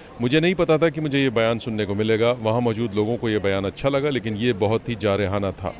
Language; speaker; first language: Urdu; native; Urdu